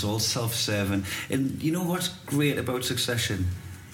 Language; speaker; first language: English; native; English